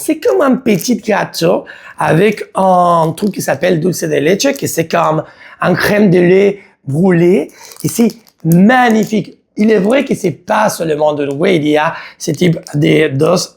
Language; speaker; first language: French; non-native, learner; Spanish